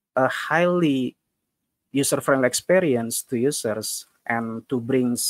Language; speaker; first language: English; non-native, fluent; Indonesian